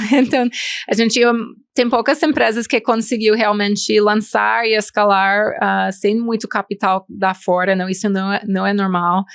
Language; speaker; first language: Portuguese; non-native, fluent; English